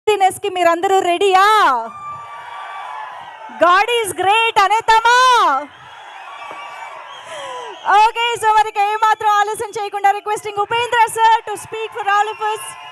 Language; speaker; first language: Telugu; native; Telugu